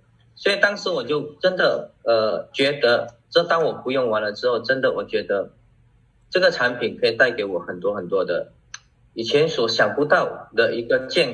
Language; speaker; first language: Chinese; early bilingual, heritage; Chinese